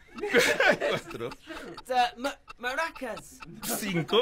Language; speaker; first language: Spanish; non-native, learner; English